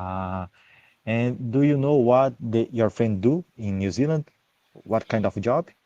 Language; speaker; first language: English; non-native, learner; Portuguese